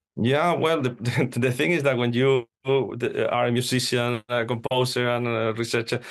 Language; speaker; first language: English; non-native, fluent; Spanish